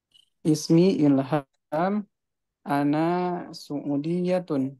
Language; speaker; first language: Arabic; non-native, learner; Indonesian